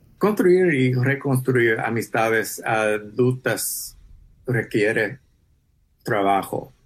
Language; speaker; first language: Spanish; early bilingual, heritage; English